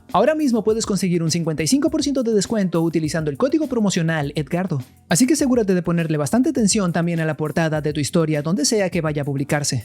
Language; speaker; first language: Spanish; native; Spanish